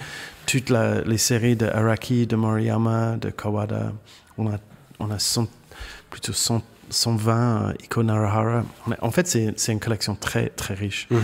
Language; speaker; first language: French; non-native, fluent; English